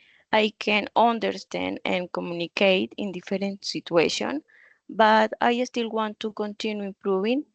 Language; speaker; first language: English; non-native, learner; Spanish